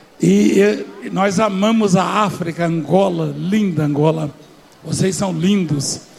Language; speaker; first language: Portuguese; native; Portuguese